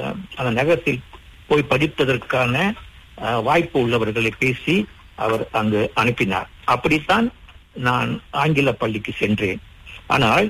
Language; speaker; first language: Tamil; early bilingual, heritage; Tamil